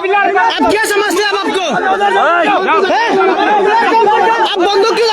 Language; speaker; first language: Hindi; non-native, learner; Bangla